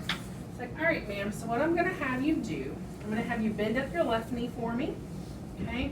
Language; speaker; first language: English; native; English